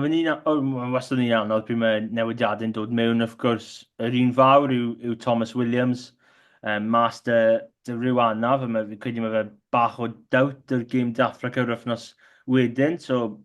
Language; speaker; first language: Welsh; non-native, local second language; English